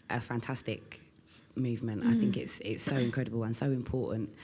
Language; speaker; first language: English; native; English